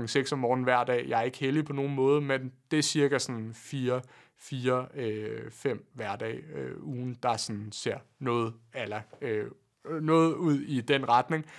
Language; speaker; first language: Danish; native; Danish